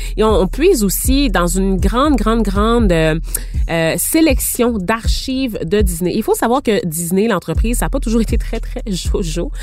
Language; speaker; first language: French; native; French